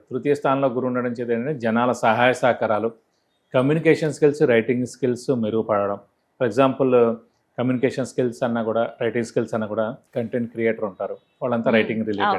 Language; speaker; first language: Telugu; native; Telugu